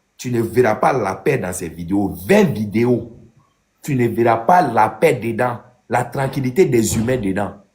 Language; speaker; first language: French; non-native, local second language; Dyula